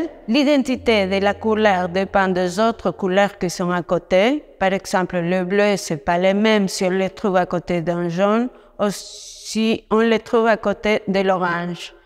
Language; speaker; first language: French; non-native, fluent; Spanish